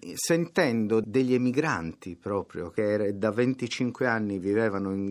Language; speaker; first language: Italian; non-native, local second language; Sardinian